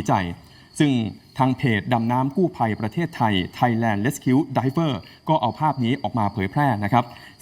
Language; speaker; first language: Thai; native; Thai